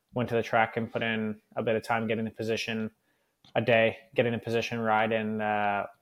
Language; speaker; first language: English; native; English